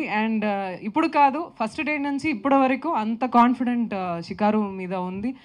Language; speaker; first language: Telugu; non-native, local second language; Tamil